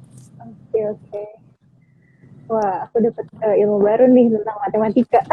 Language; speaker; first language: Indonesian; native; Indonesian